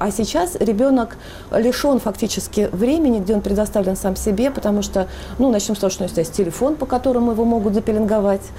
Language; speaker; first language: Russian; native; Russian